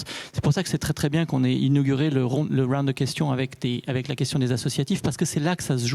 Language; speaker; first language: French; native; French